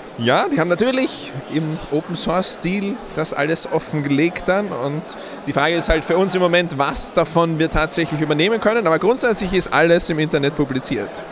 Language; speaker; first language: German; native; German